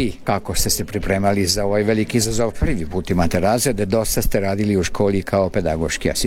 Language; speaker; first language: Serbian; native; Serbian